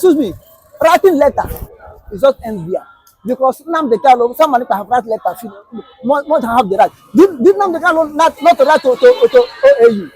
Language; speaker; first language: English; non-native, local second language; Igbo